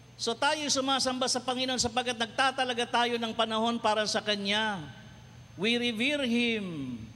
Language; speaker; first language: Filipino; non-native, local second language; Cebuano